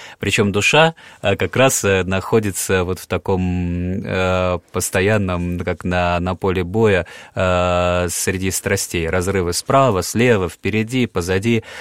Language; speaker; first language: Russian; native; Russian